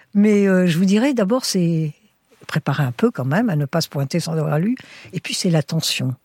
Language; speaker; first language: French; early bilingual, heritage; French